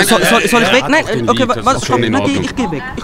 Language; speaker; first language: German; native; German